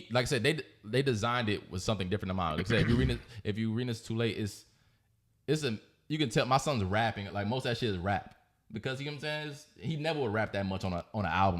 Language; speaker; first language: English; native; English